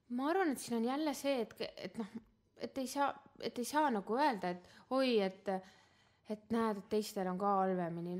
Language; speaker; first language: Estonian; native; Estonian